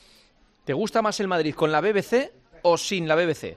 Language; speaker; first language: Spanish; native; Spanish